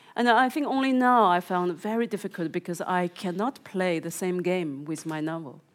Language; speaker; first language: English; non-native, fluent; Chinese